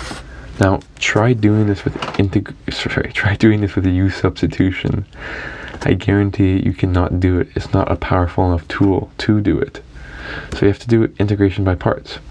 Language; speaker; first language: English; native; English